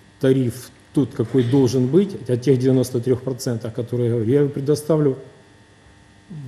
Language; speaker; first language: Russian; native; Russian